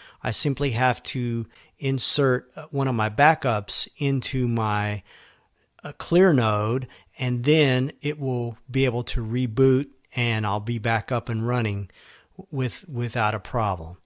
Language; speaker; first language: English; native; English